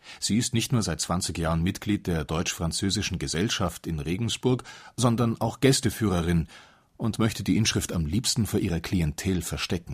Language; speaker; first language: German; native; German